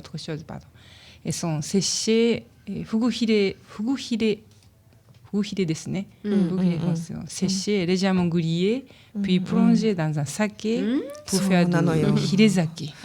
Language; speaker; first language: French; non-native, learner; Japanese